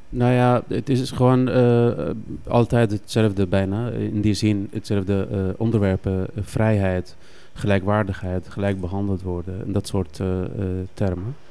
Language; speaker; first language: Dutch; non-native, fluent; Arabic